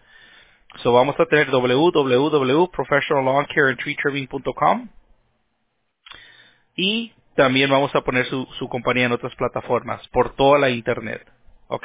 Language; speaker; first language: Spanish; early bilingual, heritage; Spanish